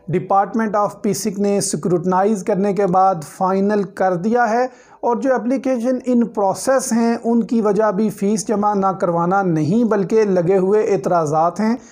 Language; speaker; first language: Urdu; native; Urdu